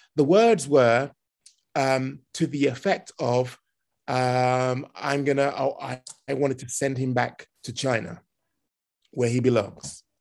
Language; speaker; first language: English; native; English